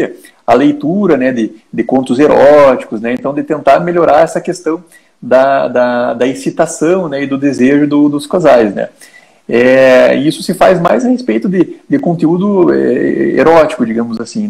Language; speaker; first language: Portuguese; native; Portuguese